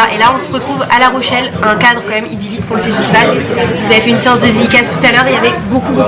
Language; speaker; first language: French; native; French